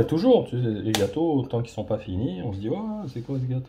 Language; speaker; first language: French; native; French